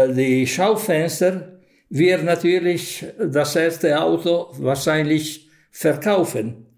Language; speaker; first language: German; non-native, fluent; Italian